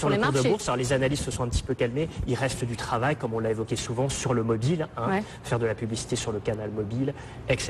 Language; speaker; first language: French; native; French